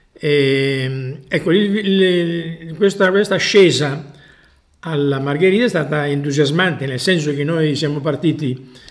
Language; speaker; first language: Italian; native; Italian